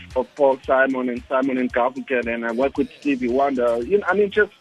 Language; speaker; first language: English; non-native, local second language; Zulu